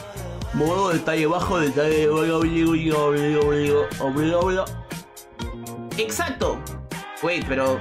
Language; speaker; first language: Spanish; native; Spanish